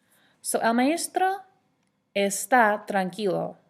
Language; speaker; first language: Spanish; non-native, fluent; English